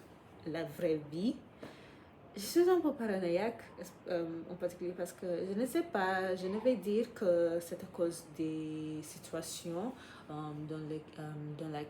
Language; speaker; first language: French; non-native, fluent; English